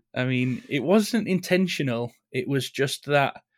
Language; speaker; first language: English; native; English